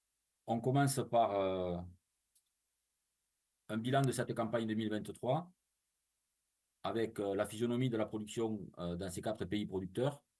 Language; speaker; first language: French; native; French